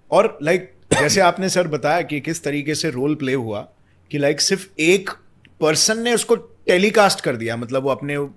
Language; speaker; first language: Hindi; native; Hindi